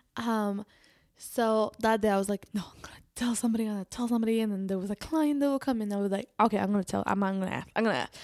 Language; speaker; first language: English; non-native, fluent; Spanish